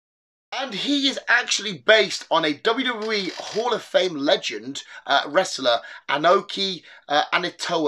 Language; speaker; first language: English; native; English